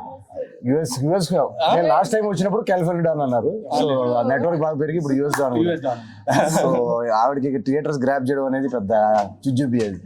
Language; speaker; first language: Telugu; native; Telugu